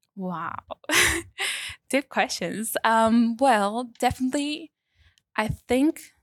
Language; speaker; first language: English; non-native, fluent; Spanish